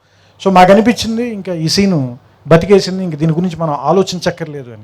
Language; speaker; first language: Telugu; native; Telugu